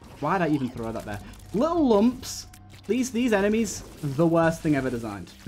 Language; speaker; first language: English; native; English